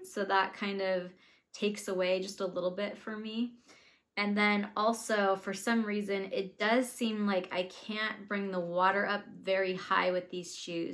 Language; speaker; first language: English; native; English